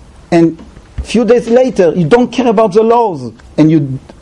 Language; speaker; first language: English; non-native, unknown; Hebrew